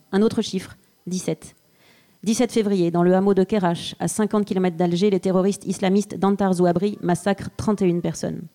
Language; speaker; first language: French; native; French